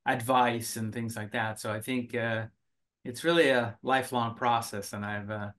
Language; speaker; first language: English; early bilingual, other home language; Finnish